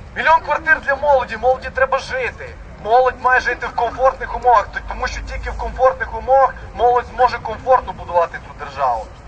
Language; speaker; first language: Ukrainian; native; Ukrainian